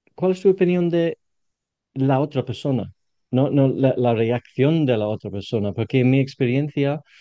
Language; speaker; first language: Spanish; non-native, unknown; English